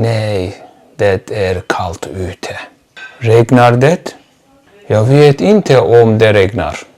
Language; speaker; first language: Swedish; non-native, fluent; Turkish